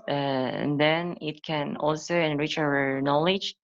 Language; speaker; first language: English; non-native, learner; Indonesian